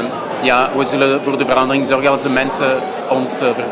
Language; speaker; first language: Dutch; non-native, fluent; French